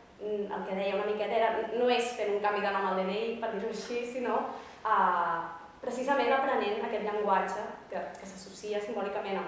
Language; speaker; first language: Catalan; native; Catalan